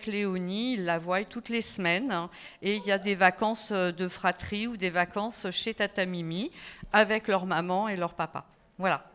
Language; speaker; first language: French; native; French